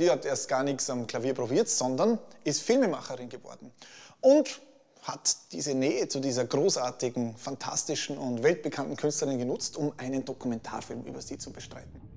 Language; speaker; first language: German; native; German